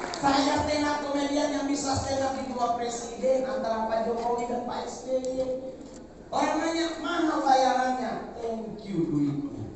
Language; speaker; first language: Indonesian; native; Indonesian